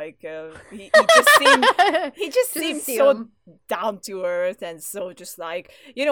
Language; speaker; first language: English; non-native, fluent; Hungarian